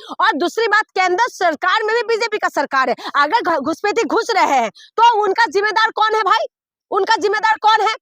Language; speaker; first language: Hindi; non-native, local second language; Assamese